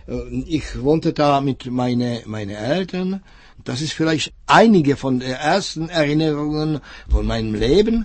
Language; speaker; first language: German; non-native, fluent; Czech